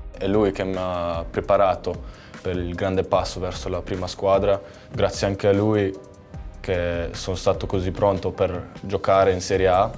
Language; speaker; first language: Italian; non-native, fluent; German